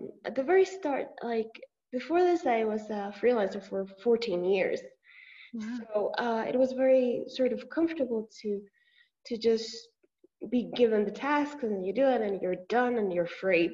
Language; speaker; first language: English; non-native, fluent; Spanish